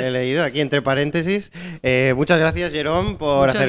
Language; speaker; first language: Spanish; native; Spanish